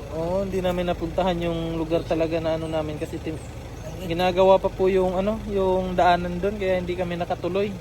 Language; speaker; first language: Filipino; non-native, local second language; Cebuano